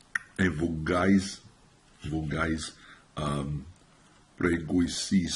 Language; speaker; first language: Portuguese; non-native, learner; English